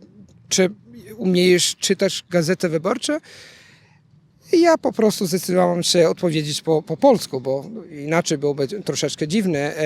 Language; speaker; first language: Polish; non-native, fluent; Italian